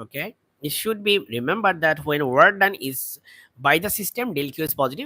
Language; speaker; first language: English; non-native, local second language; Bangla